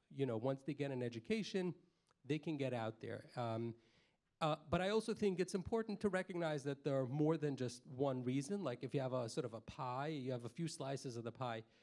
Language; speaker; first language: English; native; English